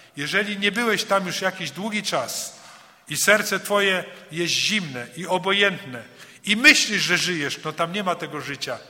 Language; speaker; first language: Polish; early bilingual, heritage; Polish